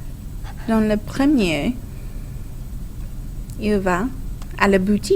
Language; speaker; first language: French; non-native, fluent; English